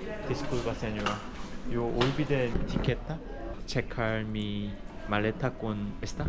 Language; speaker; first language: Spanish; non-native, learner; Korean